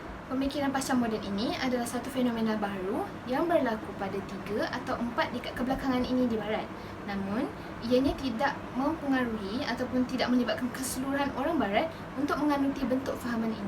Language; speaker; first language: Malay; native; Malay